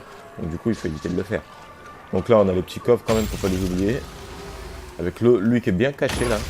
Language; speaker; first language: French; native; French